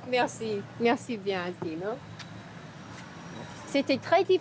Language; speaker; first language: French; non-native, fluent; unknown